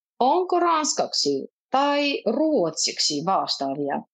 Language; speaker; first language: Finnish; non-native, fluent; Russian